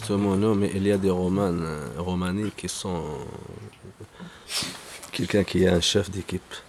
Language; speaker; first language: French; non-native, local second language; Arabic